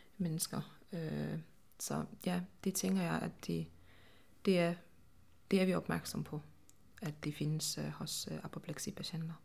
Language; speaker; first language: Danish; non-native, fluent; Polish